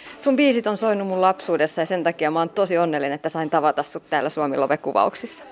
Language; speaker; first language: Finnish; native; Finnish